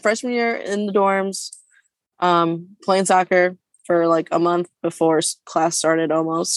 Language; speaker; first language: English; native; English